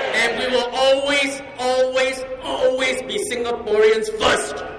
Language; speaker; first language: English; non-native, local second language; Chinese